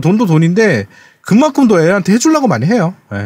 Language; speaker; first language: Korean; native; Korean